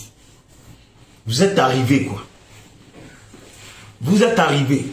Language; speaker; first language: French; native; French